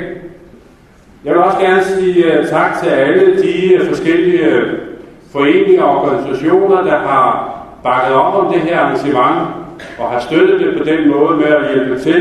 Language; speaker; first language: Danish; native; Danish